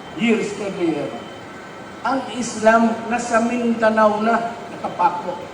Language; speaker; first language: Filipino; non-native, local second language; Cebuano